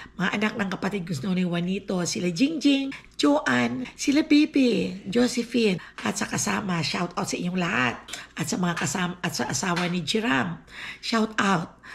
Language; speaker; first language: Filipino; non-native, local second language; Aklanon